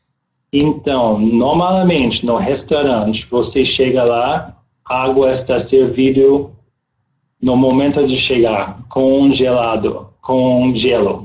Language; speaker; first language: Portuguese; non-native, learner; English